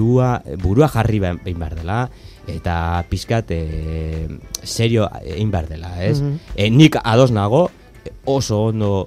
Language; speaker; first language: Basque; native; Basque